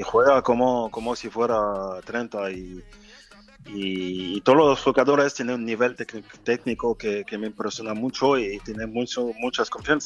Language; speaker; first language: Spanish; non-native, fluent; French